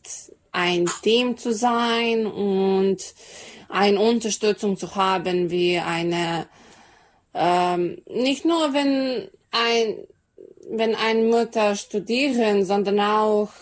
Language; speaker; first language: German; non-native, learner; Serbian